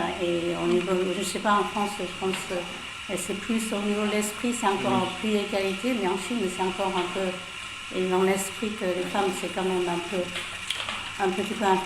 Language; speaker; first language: French; non-native, fluent; Chinese